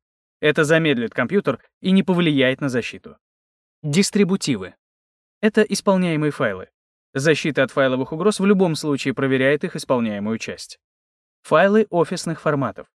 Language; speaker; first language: Russian; native; Russian